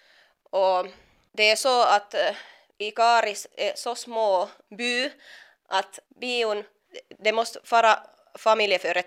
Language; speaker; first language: Swedish; non-native, local second language; Finnish